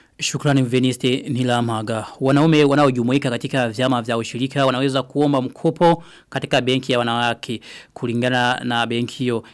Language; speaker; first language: Swahili; non-native, local second language; Rundi